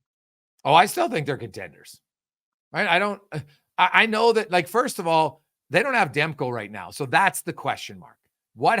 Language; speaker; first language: English; native; English